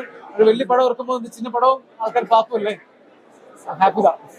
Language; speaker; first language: Tamil; non-native, learner; Malayalam